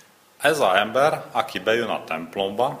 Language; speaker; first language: Hungarian; non-native, learner; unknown